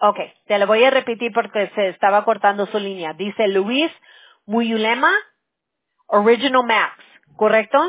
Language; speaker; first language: Spanish; early bilingual, heritage; Spanish